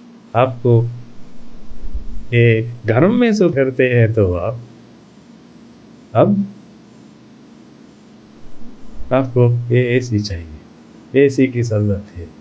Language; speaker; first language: Hindi; non-native, fluent; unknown